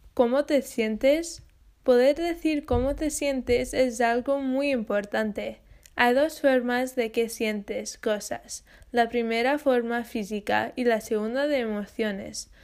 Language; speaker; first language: Spanish; non-native, fluent; English